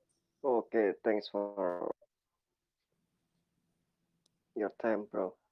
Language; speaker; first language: English; non-native, learner; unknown